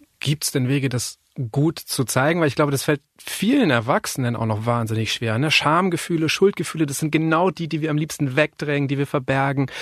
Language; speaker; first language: German; native; German